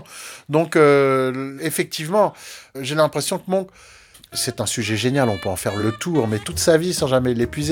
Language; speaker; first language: French; native; French